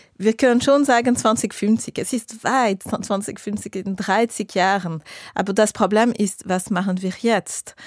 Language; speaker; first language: German; non-native, local second language; French